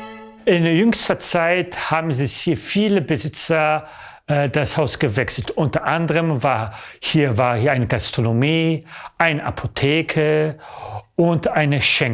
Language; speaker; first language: German; early bilingual, other home language; Polish